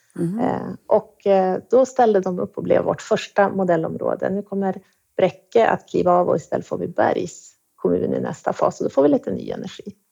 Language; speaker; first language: Swedish; native; Swedish